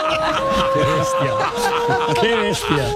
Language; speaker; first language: Spanish; native; Spanish